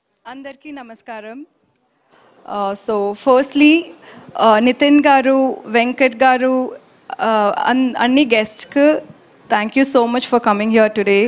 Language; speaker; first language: Telugu; non-native, local second language; Tamil